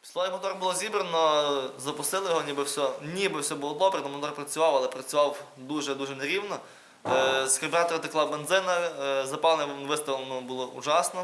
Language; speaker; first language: Ukrainian; native; Ukrainian